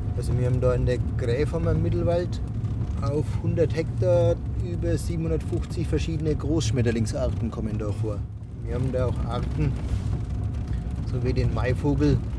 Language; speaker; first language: German; native; German